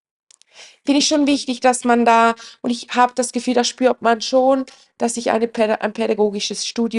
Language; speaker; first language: German; native; German